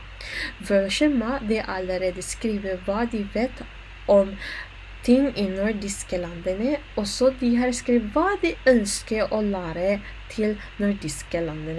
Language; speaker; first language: Norwegian; non-native, learner; Filipino